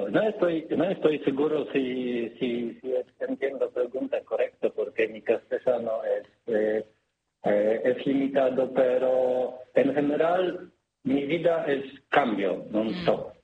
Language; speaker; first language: Spanish; non-native, learner; Polish